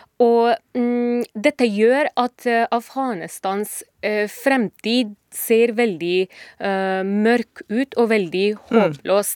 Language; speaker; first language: Norwegian; non-native, fluent; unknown